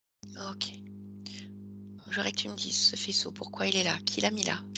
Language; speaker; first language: French; native; French